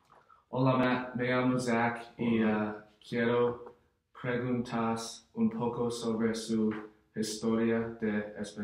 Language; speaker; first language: Spanish; non-native, learner; English